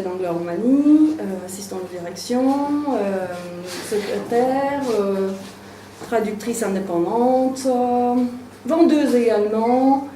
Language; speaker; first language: French; native; French